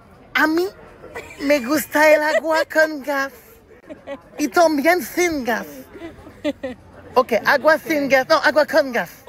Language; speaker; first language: Spanish; non-native, learner; French